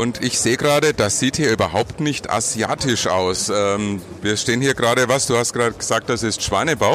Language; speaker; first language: German; native; German